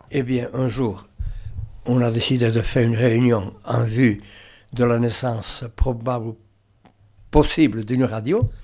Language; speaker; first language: French; non-native, local second language; Basque